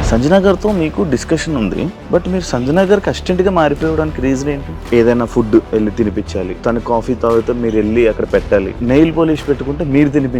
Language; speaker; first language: Telugu; native; Telugu